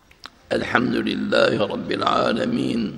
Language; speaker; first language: Arabic; native; Arabic